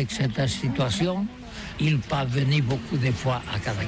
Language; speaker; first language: French; non-native, learner; Catalan